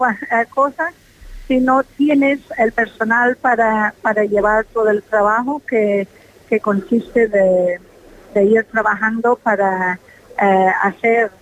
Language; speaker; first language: Spanish; non-native, fluent; English